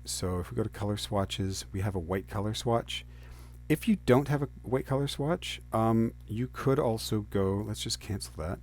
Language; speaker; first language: English; native; English